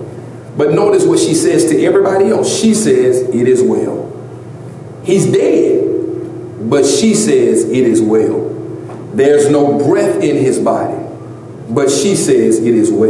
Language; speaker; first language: English; native; English